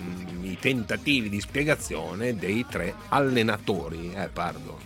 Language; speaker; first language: Italian; native; Italian